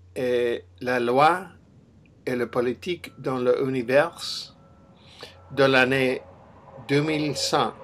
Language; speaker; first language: French; non-native, learner; English